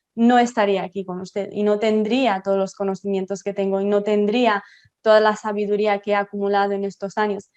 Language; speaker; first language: Spanish; non-native, fluent; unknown